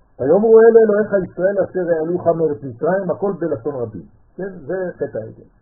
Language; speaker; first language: Hebrew; non-native, fluent; French